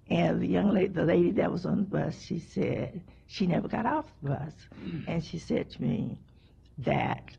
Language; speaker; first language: English; native; English